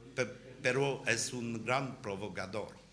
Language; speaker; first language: Spanish; non-native, learner; French